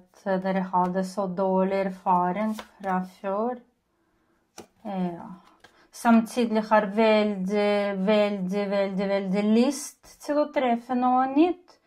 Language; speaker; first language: Norwegian; non-native, learner; Ukrainian